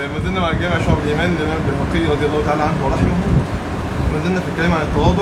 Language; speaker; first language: Arabic; native; Arabic